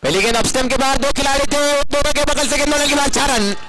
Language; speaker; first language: Hindi; non-native, local second language; Marathi